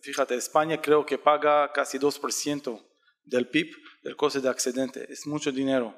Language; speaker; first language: Spanish; non-native, learner; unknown